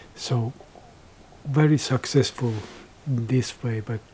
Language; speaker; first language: English; non-native, fluent; Finnish